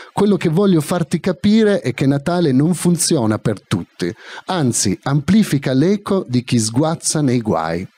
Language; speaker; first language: Italian; native; Italian